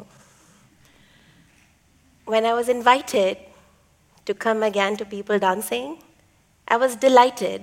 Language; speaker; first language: English; non-native, local second language; Tamil